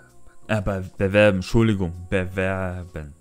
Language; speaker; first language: German; non-native, learner; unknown